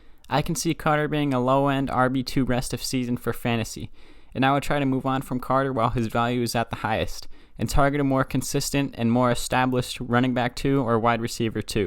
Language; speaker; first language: English; native; English